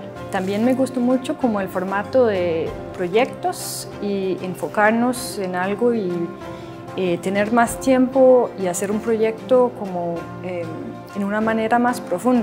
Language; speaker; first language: Spanish; non-native, fluent; Danish